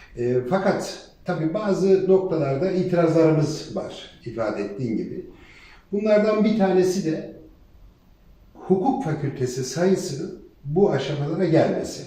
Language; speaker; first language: Turkish; native; Turkish